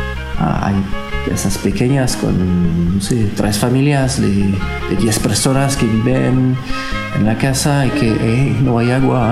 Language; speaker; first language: Spanish; non-native, fluent; French